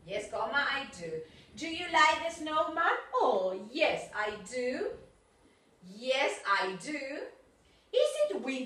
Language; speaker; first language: English; non-native, fluent; Spanish